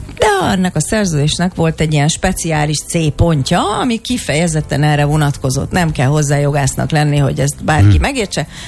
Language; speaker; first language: Hungarian; native; Hungarian